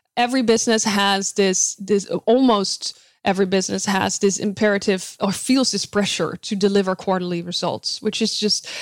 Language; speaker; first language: English; non-native, fluent; Dutch